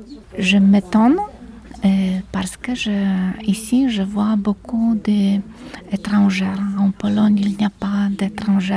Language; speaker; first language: French; non-native, learner; Polish